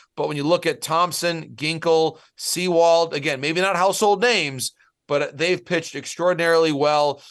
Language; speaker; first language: English; native; English